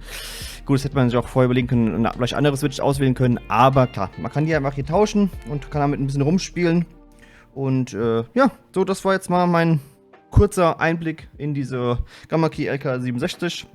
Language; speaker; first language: German; native; German